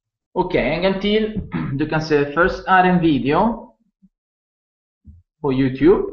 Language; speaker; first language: Norwegian; non-native, learner; Italian